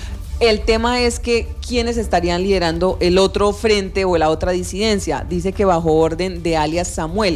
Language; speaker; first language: Spanish; native; Spanish